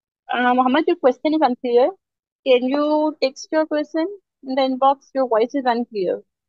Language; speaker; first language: English; non-native, local second language; Urdu